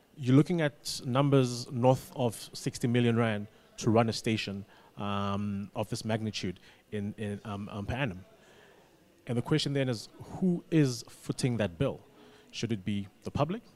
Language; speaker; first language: English; non-native, local second language; Xhosa